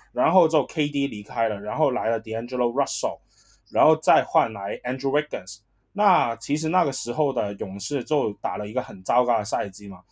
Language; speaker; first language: Chinese; non-native, local second language; Cantonese